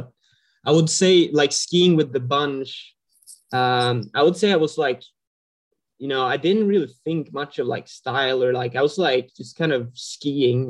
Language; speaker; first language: English; non-native, fluent; Swedish